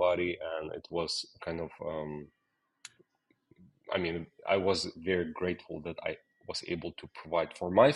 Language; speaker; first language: English; non-native, fluent; Ukrainian